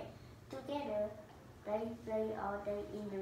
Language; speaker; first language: English; non-native, learner; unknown